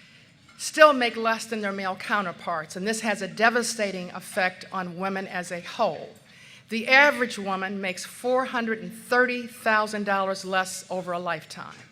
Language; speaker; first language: English; native; English